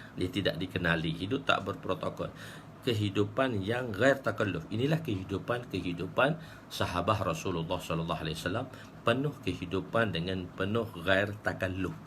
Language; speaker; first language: Malay; native; Malay